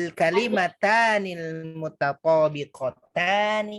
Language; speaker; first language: Arabic; non-native, fluent; Indonesian